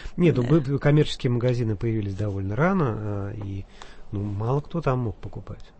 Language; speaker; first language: Russian; native; Russian